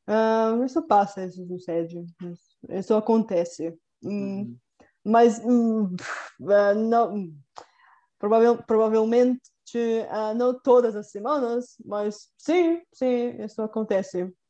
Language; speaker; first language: Portuguese; non-native, fluent; Bulgarian